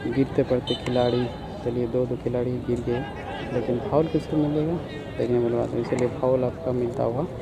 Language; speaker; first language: Hindi; native; Hindi